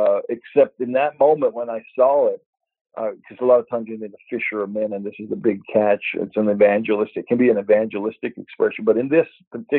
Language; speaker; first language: English; native; English